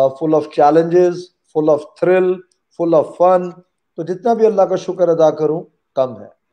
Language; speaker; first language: Urdu; non-native, local second language; Punjabi